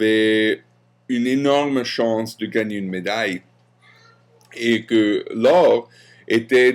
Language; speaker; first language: French; non-native, fluent; German